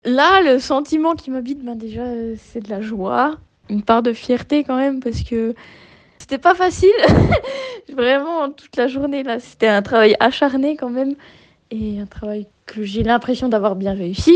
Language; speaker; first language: French; native; French